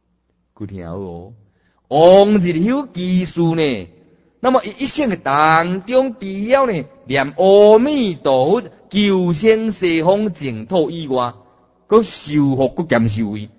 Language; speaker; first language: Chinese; non-native, local second language; Min Nan Chinese